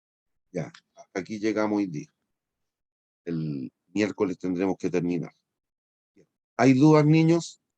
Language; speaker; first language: Spanish; native; Spanish